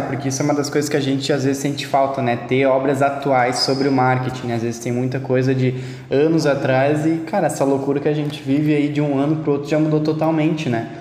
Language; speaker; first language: Portuguese; native; Portuguese